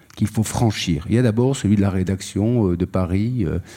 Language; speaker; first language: French; native; French